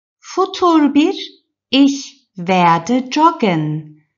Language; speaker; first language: German; non-native, fluent; Turkish